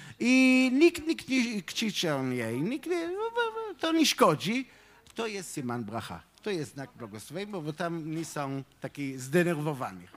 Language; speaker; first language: Polish; non-native, fluent; Hebrew